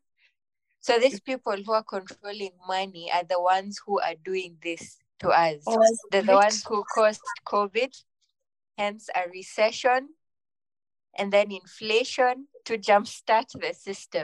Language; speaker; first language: English; non-native, local second language; Swahili